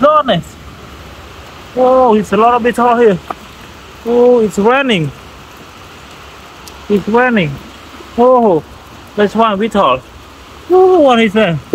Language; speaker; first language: English; non-native, learner; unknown